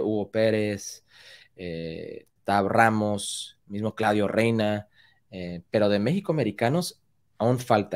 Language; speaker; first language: Spanish; early bilingual, heritage; Spanish